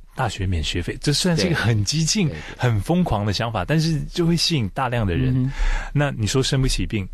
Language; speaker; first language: Chinese; native; Chinese